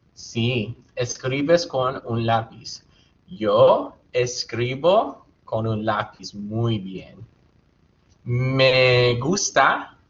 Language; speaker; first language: Spanish; non-native, fluent; English